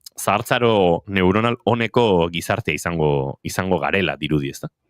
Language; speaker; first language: Basque; non-native, local second language; Spanish